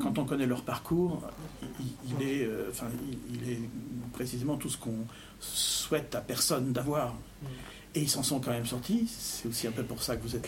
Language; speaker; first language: French; native; French